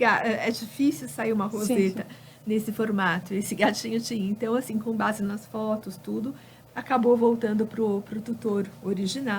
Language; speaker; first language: Portuguese; native; Portuguese